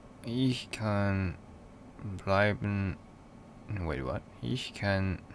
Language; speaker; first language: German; non-native, learner; English